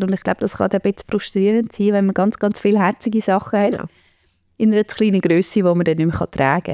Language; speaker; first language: German; native; German